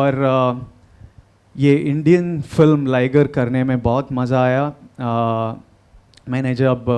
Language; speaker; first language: Hindi; non-native, local second language; Telugu